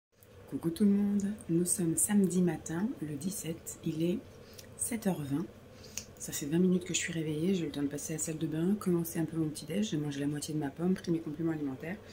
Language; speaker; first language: French; native; French